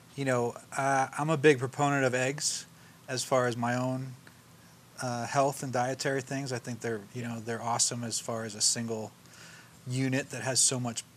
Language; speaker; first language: English; native; English